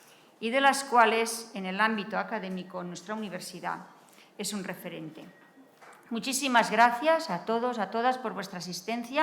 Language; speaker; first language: Spanish; native; Spanish